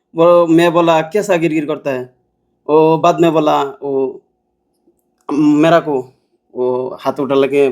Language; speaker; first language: Hindi; non-native, learner; Bangla